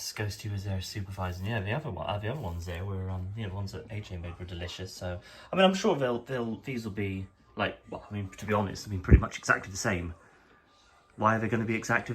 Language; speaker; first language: English; native; English